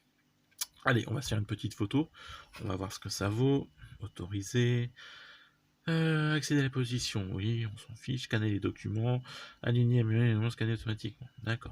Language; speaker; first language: French; native; French